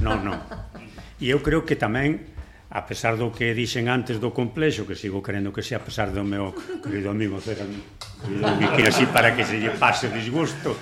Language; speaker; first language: Galician; native; Galician